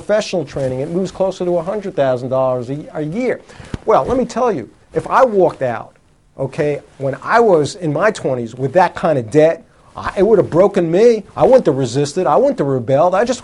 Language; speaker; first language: English; native; English